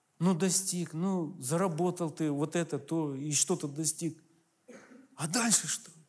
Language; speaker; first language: Russian; native; Russian